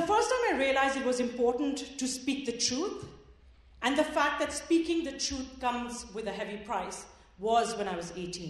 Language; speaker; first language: English; non-native, local second language; Urdu